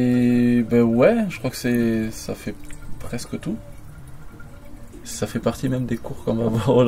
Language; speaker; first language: French; native; French